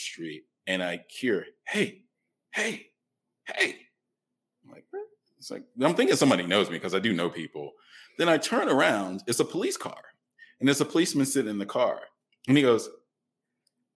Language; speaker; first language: English; native; English